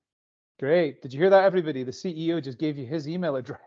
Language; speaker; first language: English; native; English